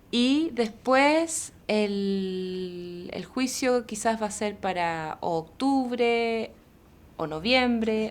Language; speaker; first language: Spanish; native; Spanish